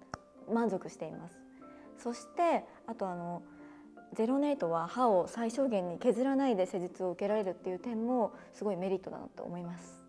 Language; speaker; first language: Japanese; native; Japanese